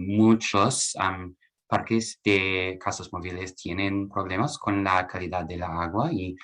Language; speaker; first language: Spanish; non-native, learner; English